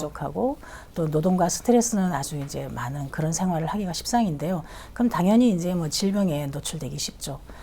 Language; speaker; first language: Korean; native; Korean